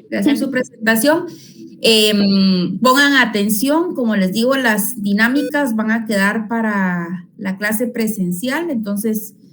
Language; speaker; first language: Spanish; native; Spanish